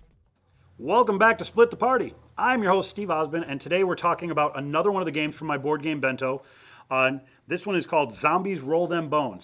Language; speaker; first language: English; native; English